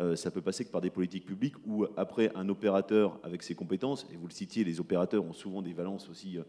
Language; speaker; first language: French; native; French